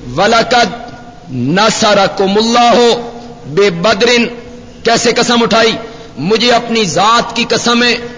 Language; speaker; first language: Urdu; native; Urdu